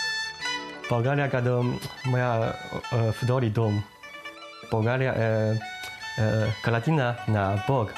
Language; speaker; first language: Bulgarian; non-native, learner; Chinese